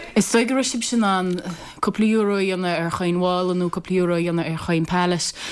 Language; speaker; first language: Irish; native; Irish